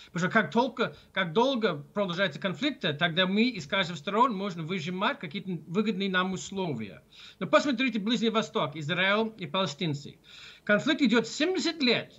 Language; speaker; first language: Russian; non-native, fluent; English